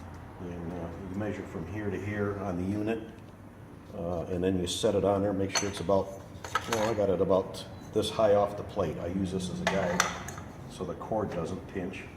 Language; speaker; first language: English; native; English